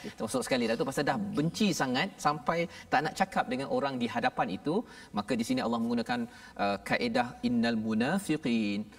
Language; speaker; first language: Malay; native; Malay